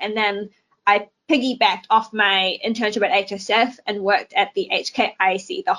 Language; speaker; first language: English; native; English